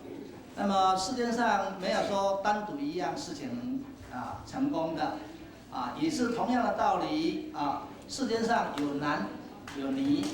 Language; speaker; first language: Chinese; native; Chinese